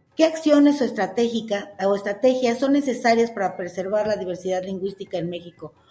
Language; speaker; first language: Spanish; native; Spanish